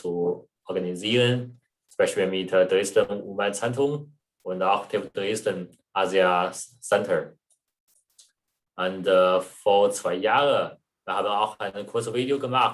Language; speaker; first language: German; non-native, learner; Chinese